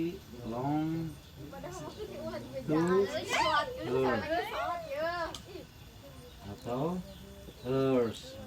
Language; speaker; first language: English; non-native, learner; Sundanese